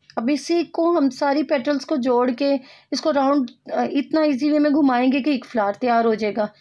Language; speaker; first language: Urdu; native; Urdu